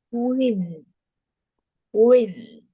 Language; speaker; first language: English; non-native, learner; Vietnamese